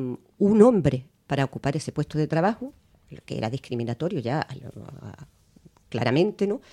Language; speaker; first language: Spanish; native; Spanish